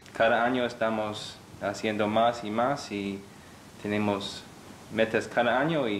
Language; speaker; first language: Spanish; non-native, fluent; English